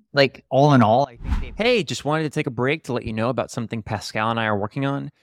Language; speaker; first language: English; native; English